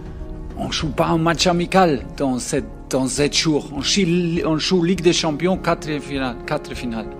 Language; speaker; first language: French; non-native, fluent; German